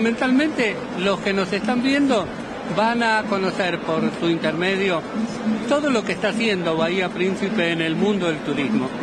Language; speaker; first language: Spanish; native; Spanish